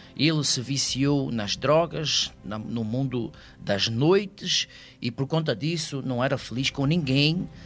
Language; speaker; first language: Portuguese; native; Portuguese